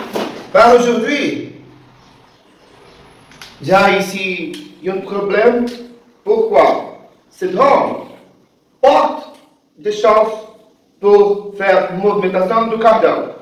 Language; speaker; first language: French; non-native, learner; Portuguese